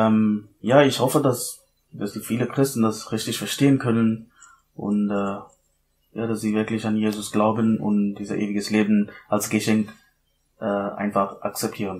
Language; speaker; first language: German; non-native, learner; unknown